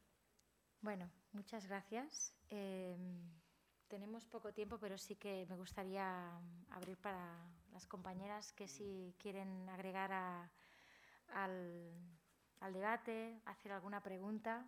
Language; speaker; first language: Spanish; native; Spanish